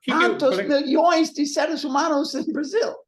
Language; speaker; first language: Portuguese; non-native, learner; English